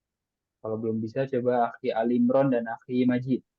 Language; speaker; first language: Indonesian; native; Indonesian